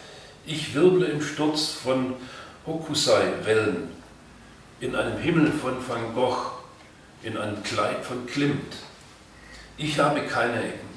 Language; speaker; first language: German; native; German